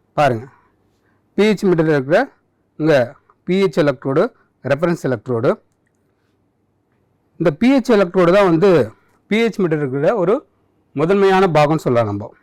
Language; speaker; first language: Tamil; native; Tamil